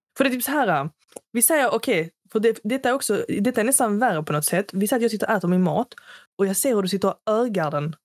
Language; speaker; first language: Swedish; early bilingual, other home language; Arabic